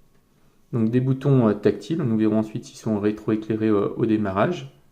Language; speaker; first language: French; native; French